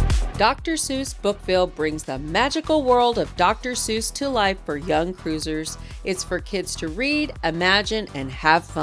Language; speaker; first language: English; native; English